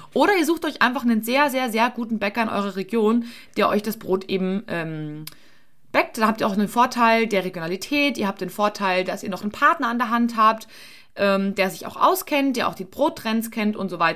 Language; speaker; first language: German; native; German